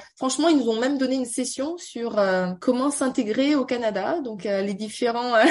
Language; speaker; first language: French; early bilingual, heritage; Chinese